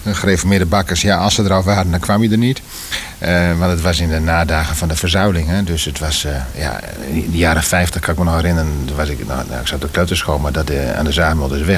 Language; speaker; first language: Dutch; native; Dutch